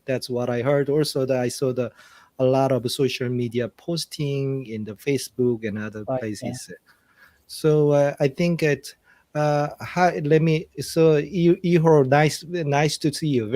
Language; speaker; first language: English; non-native, fluent; Korean